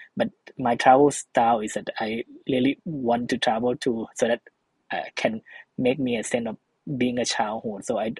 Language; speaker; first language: English; non-native, fluent; Thai